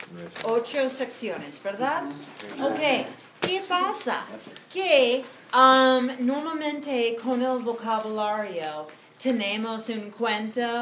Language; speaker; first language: Spanish; non-native, fluent; English